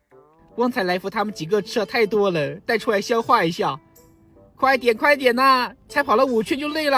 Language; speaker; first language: Chinese; native; Chinese